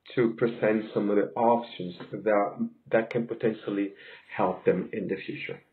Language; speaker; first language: English; native; English